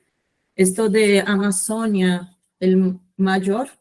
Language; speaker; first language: Spanish; non-native, fluent; Portuguese